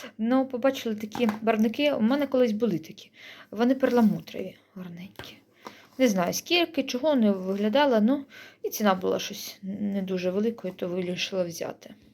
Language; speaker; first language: Ukrainian; non-native, local second language; Russian